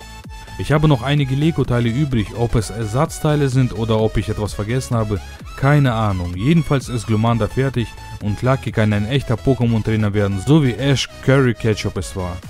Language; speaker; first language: German; native; German